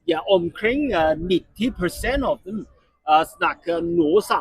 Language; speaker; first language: Norwegian; non-native, learner; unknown